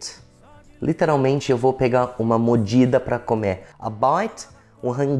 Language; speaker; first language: Portuguese; non-native, fluent; English